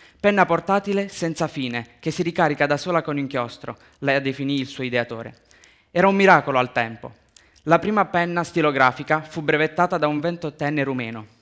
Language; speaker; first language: Italian; early bilingual, other home language; Romanian